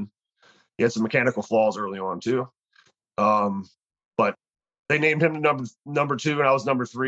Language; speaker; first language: English; native; English